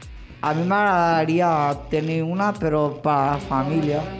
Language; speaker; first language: Catalan; non-native, local second language; Spanish